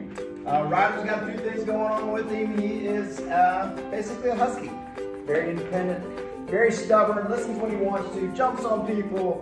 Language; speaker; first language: English; native; English